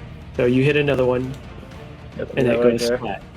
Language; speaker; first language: English; native; English